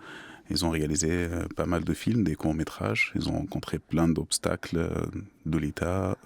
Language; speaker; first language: French; non-native, fluent; Arabic